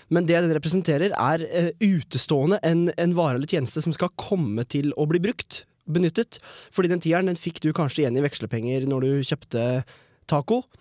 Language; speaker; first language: Norwegian; native; Norwegian